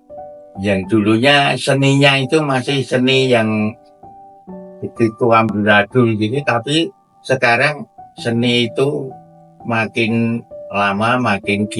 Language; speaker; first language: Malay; non-native, local second language; Javanese